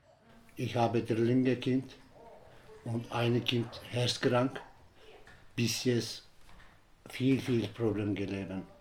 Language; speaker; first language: German; non-native, learner; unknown